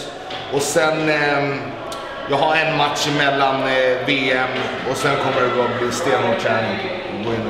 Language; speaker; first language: Swedish; native; Swedish